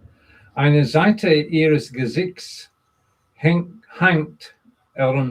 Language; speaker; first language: German; non-native, learner; English